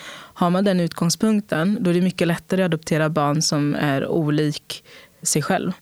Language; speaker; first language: Swedish; early bilingual, other home language; Portuguese